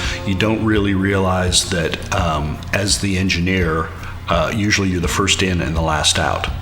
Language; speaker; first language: English; native; English